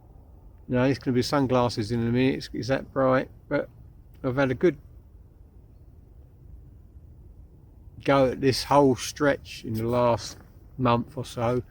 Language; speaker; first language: English; native; English